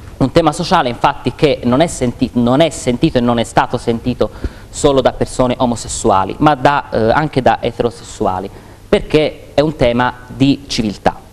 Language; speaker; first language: Italian; native; Italian